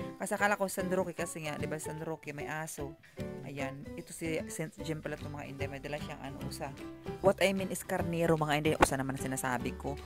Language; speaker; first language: Filipino; non-native, local second language; Cebuano